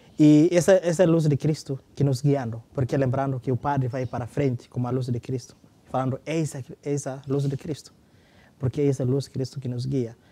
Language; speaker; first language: Portuguese; non-native, fluent; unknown